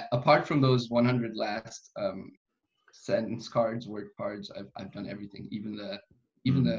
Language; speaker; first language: English; non-native, fluent; German